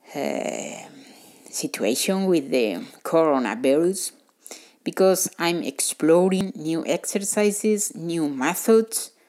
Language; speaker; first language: English; non-native, fluent; Spanish